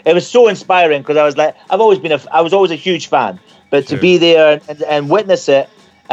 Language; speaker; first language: English; native; English